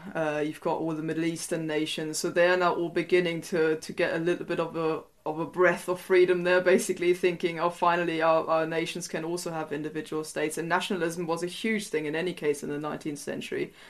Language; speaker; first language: English; non-native, fluent; German